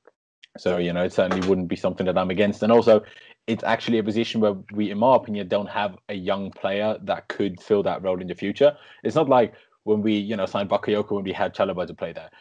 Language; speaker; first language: English; native; English